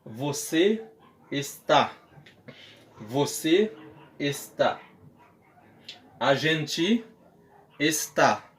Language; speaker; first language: Portuguese; non-native, learner; Haitian Creole